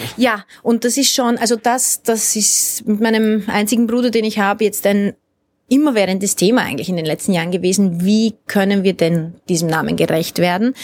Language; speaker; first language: German; early bilingual, other home language; Hungarian